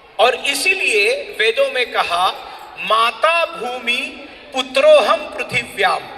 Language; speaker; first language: Hindi; non-native, local second language; Marathi